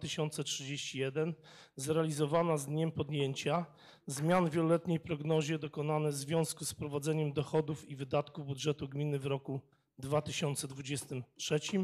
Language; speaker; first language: Polish; native; Polish